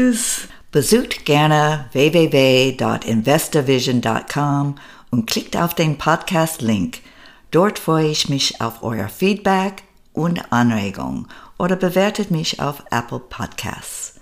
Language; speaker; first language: German; non-native, fluent; English